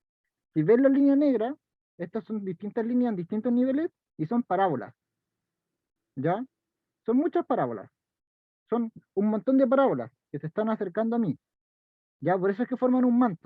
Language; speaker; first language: Spanish; native; Spanish